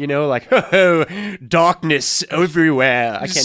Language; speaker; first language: English; native; English